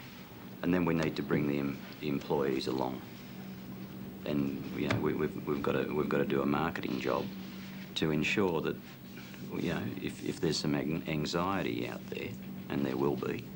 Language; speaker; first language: English; native; English